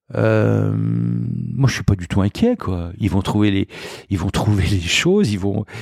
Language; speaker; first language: French; native; French